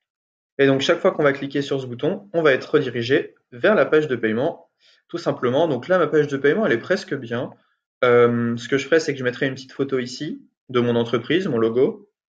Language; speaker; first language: French; native; French